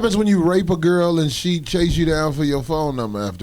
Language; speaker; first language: English; native; English